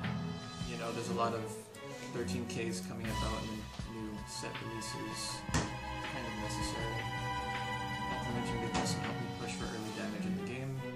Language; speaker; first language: English; native; English